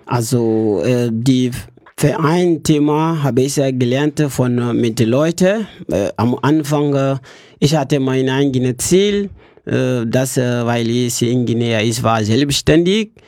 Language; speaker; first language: German; non-native, learner; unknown